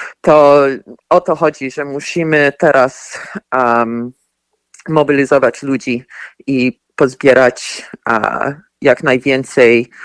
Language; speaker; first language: Polish; early bilingual, heritage; Polish